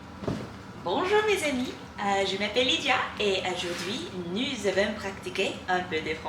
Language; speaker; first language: French; non-native, learner; English